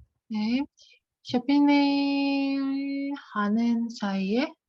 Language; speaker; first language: Korean; non-native, learner; Russian